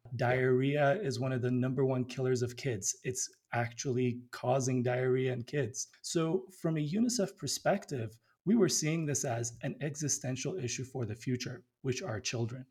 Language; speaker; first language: English; early bilingual, other home language; Amharic